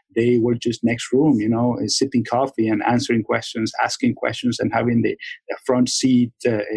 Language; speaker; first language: English; non-native, fluent; Spanish